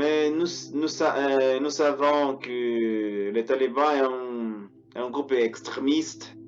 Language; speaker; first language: French; non-native, learner; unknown